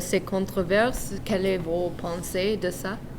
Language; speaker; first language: French; non-native, learner; English